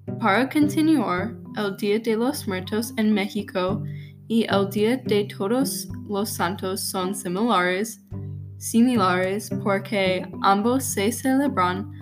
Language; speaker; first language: Spanish; non-native, learner; English